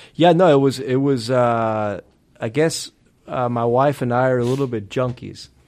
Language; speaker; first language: English; early bilingual, other home language; Spanish